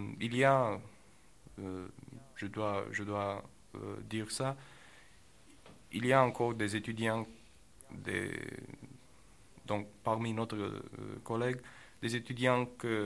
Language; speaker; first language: French; non-native, learner; Romanian